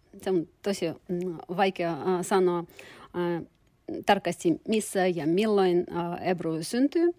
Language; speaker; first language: Finnish; non-native, learner; Turkish